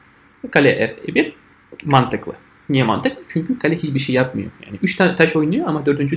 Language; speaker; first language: Turkish; non-native, fluent; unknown